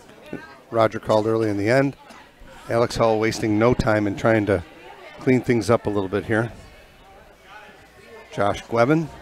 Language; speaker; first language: English; native; English